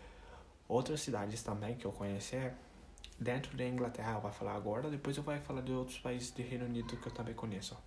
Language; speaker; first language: Portuguese; non-native, fluent; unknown